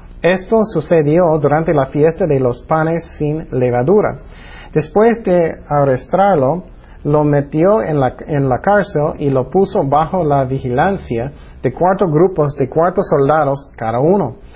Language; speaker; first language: Spanish; non-native, fluent; English